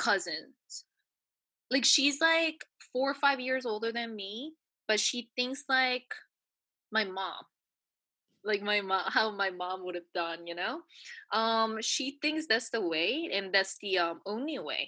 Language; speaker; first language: English; native; English